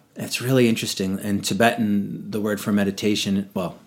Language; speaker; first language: English; native; English